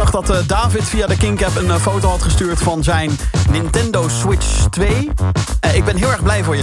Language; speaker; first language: Dutch; native; Dutch